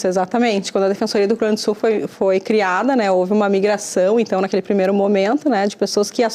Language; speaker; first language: Portuguese; native; Portuguese